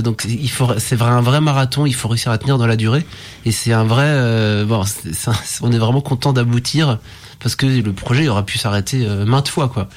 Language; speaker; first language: French; native; French